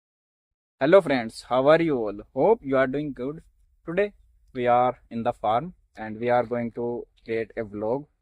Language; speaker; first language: English; non-native, learner; Hindi